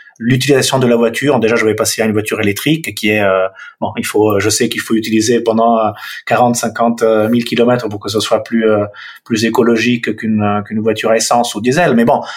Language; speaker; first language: French; non-native, fluent; Italian